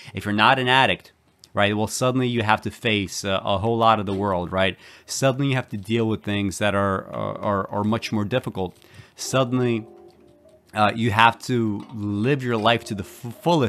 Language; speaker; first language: English; native; English